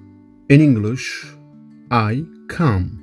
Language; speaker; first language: English; non-native, fluent; Kurdish